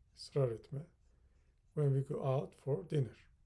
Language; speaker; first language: English; non-native, fluent; Turkish